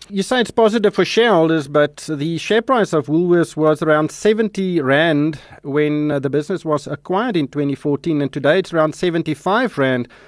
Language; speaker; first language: English; non-native, local second language; Afrikaans